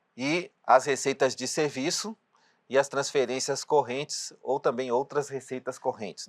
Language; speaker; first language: Portuguese; native; Portuguese